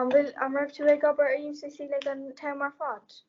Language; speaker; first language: Irish; non-native, local second language; English